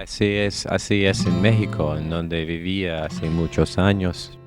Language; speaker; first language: Spanish; non-native, fluent; English